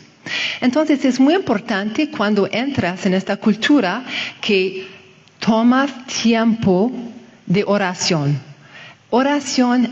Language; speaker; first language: Spanish; non-native, fluent; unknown